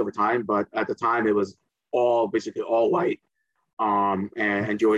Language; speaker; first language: English; early bilingual, other home language; Spanish